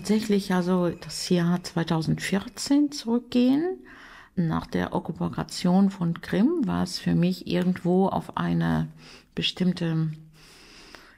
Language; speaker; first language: German; non-native, fluent; Russian